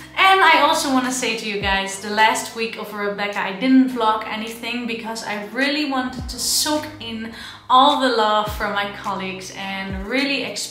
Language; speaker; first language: English; non-native, fluent; Dutch